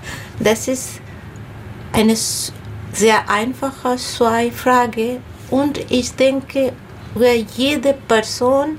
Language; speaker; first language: German; non-native, learner; Bangla